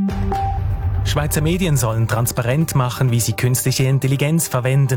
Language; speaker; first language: German; native; German